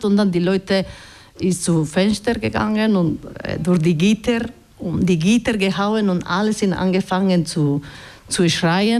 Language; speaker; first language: German; non-native, fluent; Basque